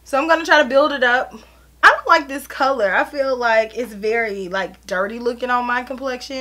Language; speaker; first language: English; native; English